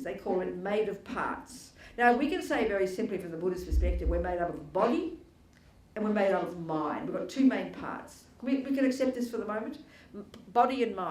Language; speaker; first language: English; native; English